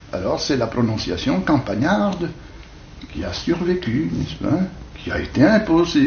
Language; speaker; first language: French; native; French